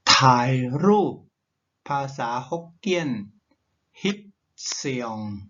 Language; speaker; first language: Thai; native; Thai